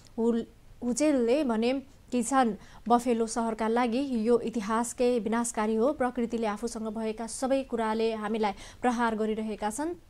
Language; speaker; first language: Nepali; non-native, local second language; Maithili